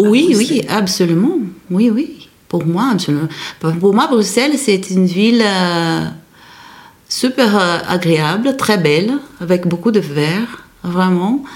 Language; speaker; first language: French; non-native, fluent; Portuguese